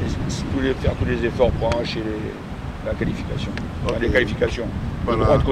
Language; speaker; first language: French; native; French